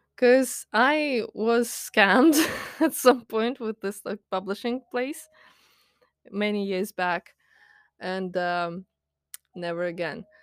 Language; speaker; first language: English; non-native, fluent; Latvian